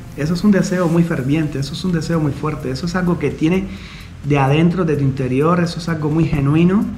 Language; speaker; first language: Spanish; native; Spanish